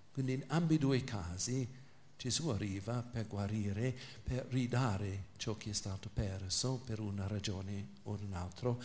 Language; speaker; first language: Italian; non-native, fluent; English